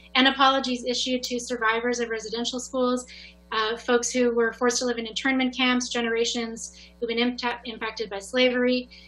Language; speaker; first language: English; native; English